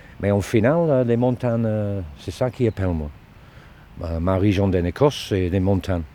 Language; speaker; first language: French; non-native, learner; English